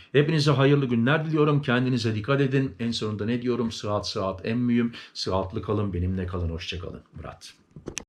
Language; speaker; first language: Turkish; native; Turkish